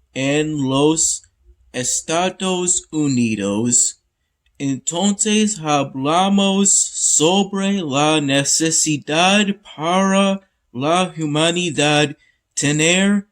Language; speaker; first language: Spanish; non-native, learner; English